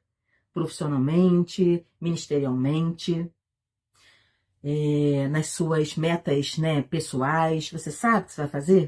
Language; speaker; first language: Portuguese; native; Portuguese